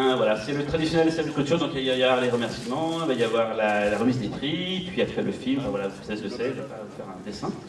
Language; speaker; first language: French; native; French